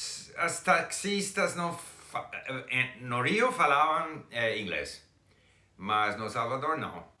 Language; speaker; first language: Portuguese; non-native, fluent; English